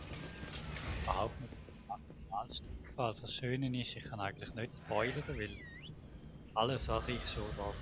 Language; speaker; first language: German; native; German